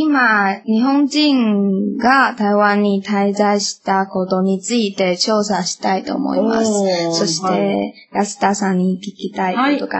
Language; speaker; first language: Japanese; non-native, learner; Chinese